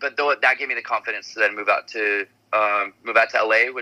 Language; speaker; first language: English; native; English